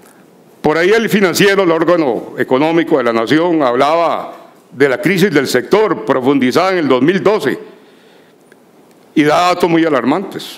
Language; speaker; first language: Spanish; native; Spanish